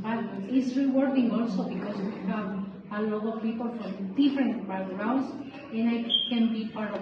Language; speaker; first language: English; non-native, fluent; Spanish